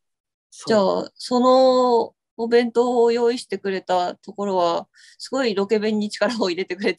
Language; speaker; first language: Japanese; native; Japanese